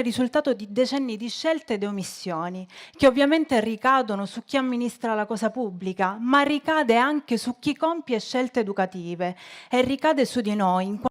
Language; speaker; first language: Italian; native; Italian